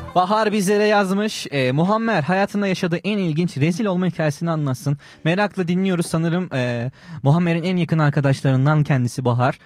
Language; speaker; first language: Turkish; native; Turkish